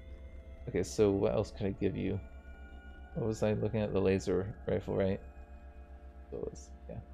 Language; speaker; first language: English; native; English